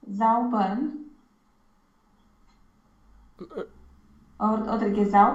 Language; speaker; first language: German; non-native, learner; Romanian